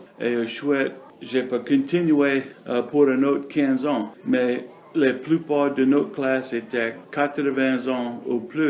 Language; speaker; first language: French; non-native, learner; English